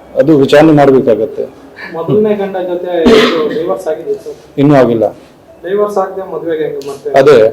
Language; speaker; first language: Kannada; non-native, local second language; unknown